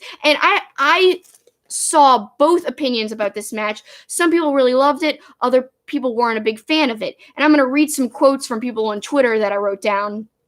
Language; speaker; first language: English; native; English